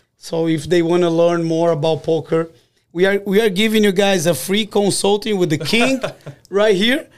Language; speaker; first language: English; non-native, fluent; Portuguese